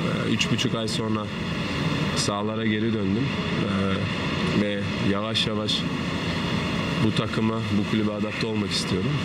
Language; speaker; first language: Turkish; early bilingual, heritage; Turkish